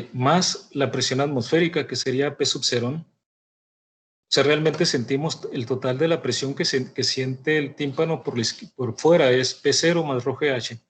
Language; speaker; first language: Spanish; native; Spanish